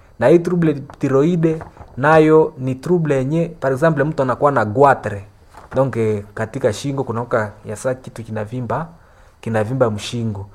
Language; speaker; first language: Swahili; non-native, local second language; Nande